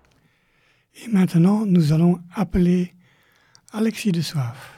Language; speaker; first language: French; native; French